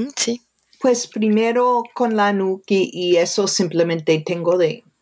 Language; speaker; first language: Spanish; non-native, fluent; English